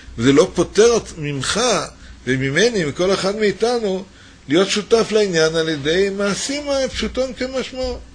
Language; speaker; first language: Hebrew; native; Hebrew